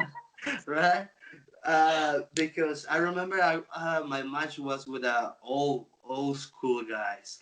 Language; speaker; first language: English; non-native, local second language; Spanish